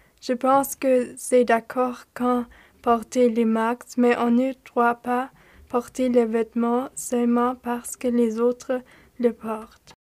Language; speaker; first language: French; non-native, learner; German